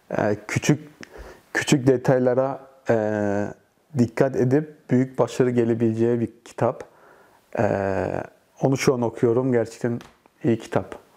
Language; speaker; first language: Turkish; early bilingual, heritage; Turkish